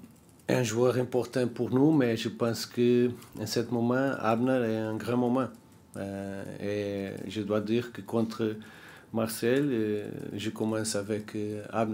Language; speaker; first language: French; non-native, learner; Portuguese